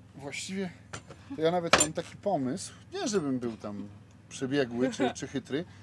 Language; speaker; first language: Polish; native; Polish